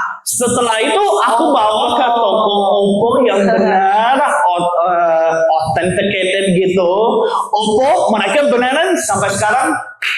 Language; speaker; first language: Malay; non-native, learner; English